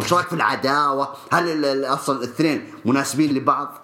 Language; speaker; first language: Arabic; native; Arabic